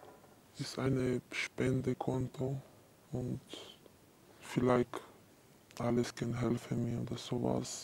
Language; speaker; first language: German; non-native, learner; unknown